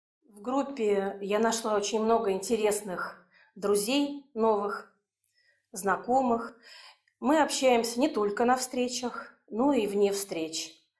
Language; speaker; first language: Russian; native; Russian